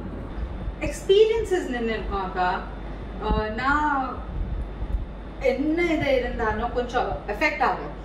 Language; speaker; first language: Tamil; non-native, local second language; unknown